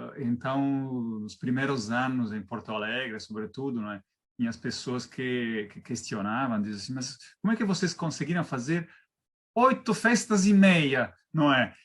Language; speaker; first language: Portuguese; non-native, fluent; Italian